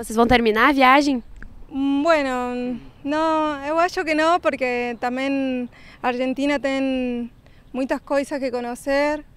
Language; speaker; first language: Portuguese; non-native, learner; Spanish